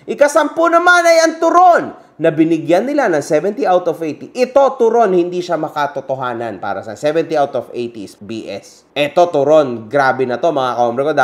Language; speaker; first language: Filipino; native; Filipino